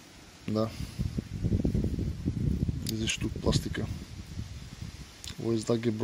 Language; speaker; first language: German; non-native, learner; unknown